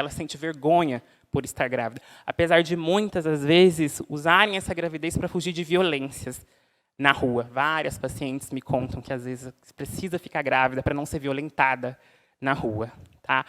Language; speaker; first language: Portuguese; native; Portuguese